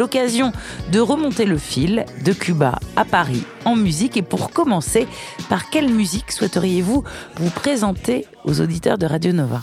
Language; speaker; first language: French; native; French